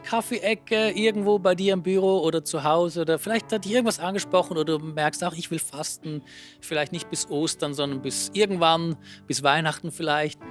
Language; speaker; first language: German; native; German